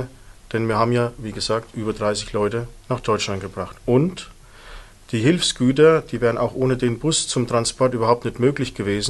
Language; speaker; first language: German; native; German